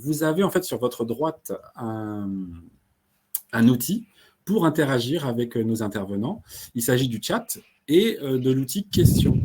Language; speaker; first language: French; native; French